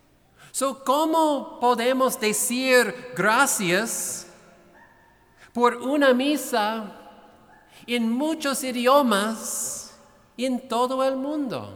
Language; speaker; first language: Spanish; non-native, fluent; English